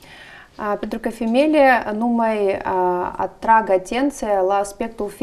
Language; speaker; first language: Romanian; non-native, learner; Russian